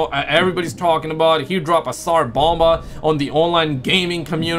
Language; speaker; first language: English; native; English